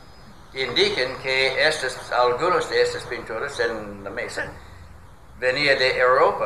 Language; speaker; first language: Spanish; non-native, learner; English